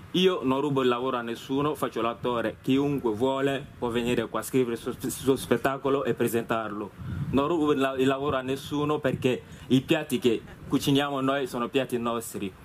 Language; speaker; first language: Italian; non-native, fluent; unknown